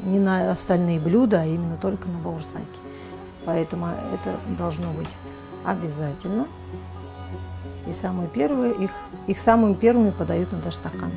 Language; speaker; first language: Russian; native; Russian